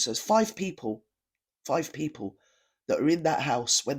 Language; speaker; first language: English; native; English